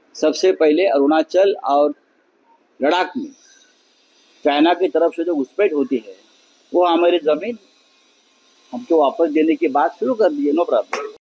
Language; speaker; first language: Hindi; non-native, local second language; Marathi